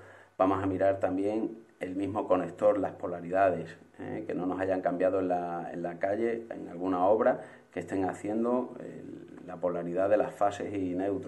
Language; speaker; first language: Spanish; native; Spanish